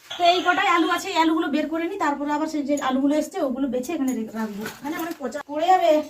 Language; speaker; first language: Bangla; native; Bangla